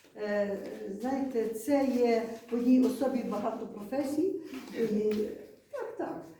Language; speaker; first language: Ukrainian; native; Ukrainian